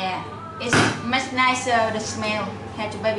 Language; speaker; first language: English; non-native, learner; Vietnamese